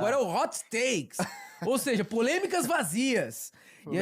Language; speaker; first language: Portuguese; native; Portuguese